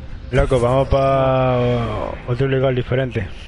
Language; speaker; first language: Spanish; native; Spanish